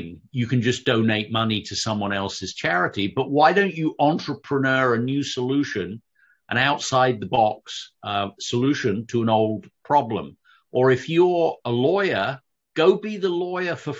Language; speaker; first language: English; native; English